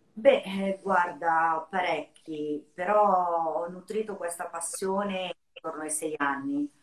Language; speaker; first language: Italian; native; Italian